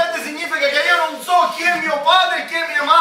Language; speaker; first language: Italian; native; Italian